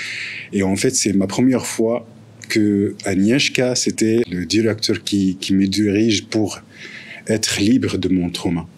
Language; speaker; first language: French; non-native, fluent; Arabic